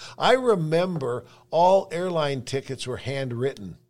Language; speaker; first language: English; native; English